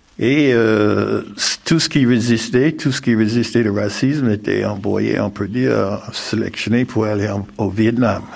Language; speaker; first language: French; non-native, fluent; English